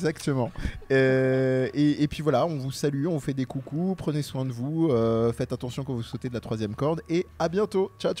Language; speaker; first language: French; native; French